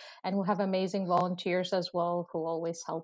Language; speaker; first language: English; non-native, fluent; Uzbek